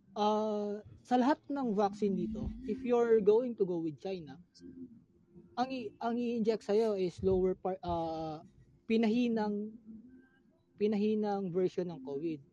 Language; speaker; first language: Filipino; non-native, local second language; Cebuano